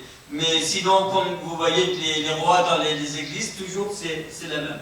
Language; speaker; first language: French; non-native, fluent; Persian